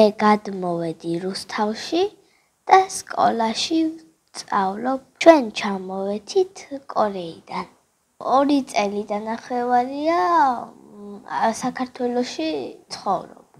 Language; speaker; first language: Georgian; early bilingual, other home language; Korean